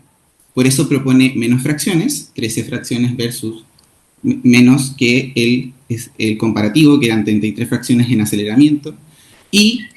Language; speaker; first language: Spanish; native; Spanish